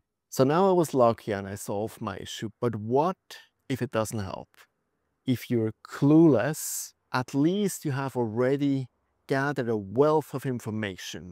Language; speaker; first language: English; non-native, fluent; German